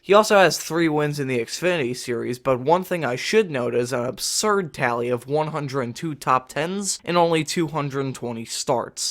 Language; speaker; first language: English; native; English